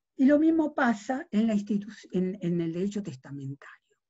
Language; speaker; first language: Spanish; native; Spanish